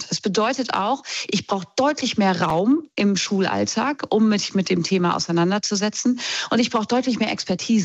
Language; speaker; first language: German; native; German